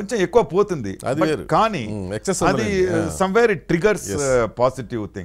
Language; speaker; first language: Telugu; non-native, learner; Tamil